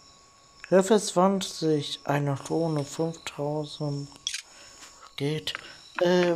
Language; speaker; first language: German; non-native, learner; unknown